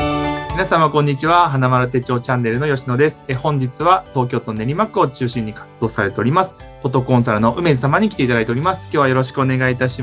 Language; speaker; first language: Japanese; native; Japanese